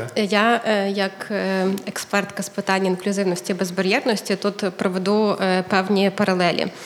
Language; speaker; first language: Ukrainian; native; Ukrainian